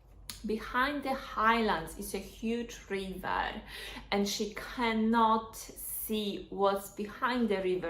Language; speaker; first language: English; non-native, fluent; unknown